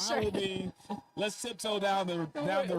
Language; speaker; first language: English; native; English